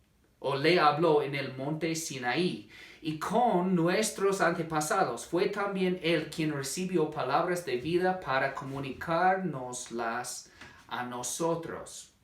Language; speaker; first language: Spanish; non-native, fluent; English